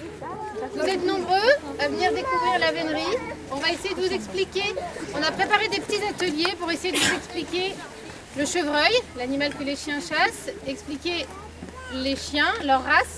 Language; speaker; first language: French; native; French